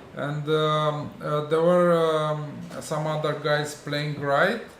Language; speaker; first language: English; non-native, learner; Romanian